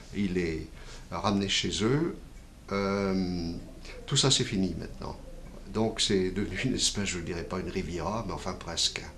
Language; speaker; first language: French; native; French